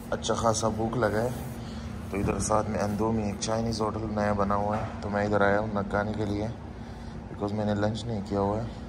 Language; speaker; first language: Urdu; non-native, fluent; Pashto